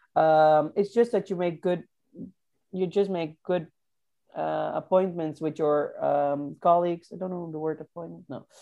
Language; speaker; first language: English; non-native, fluent; Dutch